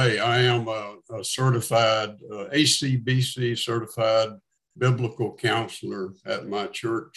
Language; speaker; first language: English; native; English